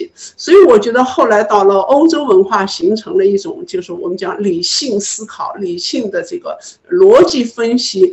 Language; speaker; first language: Chinese; native; Chinese